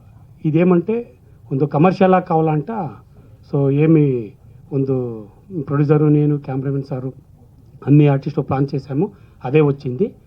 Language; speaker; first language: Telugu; non-native, learner; Kannada